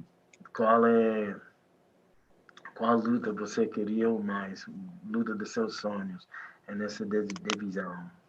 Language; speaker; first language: Portuguese; non-native, fluent; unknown